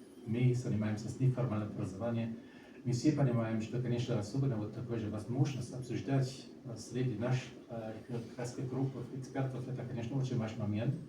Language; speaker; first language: Russian; non-native, fluent; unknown